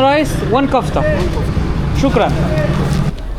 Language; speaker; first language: English; non-native, learner; French